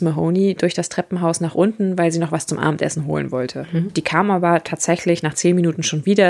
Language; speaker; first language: German; native; German